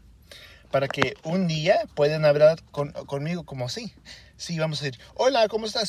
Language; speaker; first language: Spanish; early bilingual, heritage; Spanish